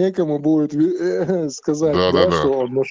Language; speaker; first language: Russian; non-native, local second language; Chechen